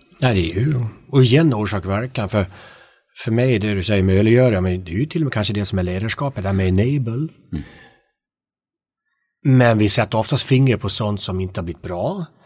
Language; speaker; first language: Swedish; native; Swedish